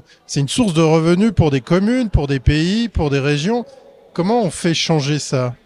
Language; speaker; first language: French; native; French